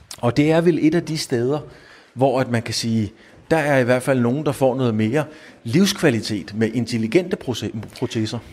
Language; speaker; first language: Danish; native; Danish